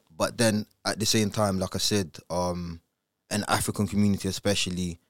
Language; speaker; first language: English; early bilingual, other home language; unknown